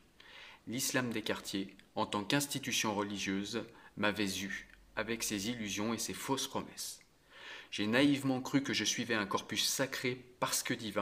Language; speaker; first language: French; native; French